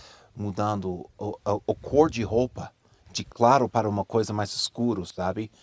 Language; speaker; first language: Portuguese; non-native, fluent; English